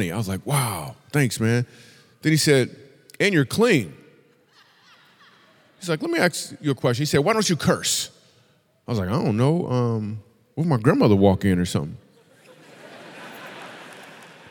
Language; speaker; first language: English; native; English